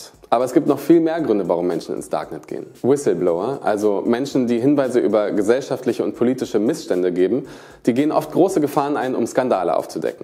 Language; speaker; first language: German; native; German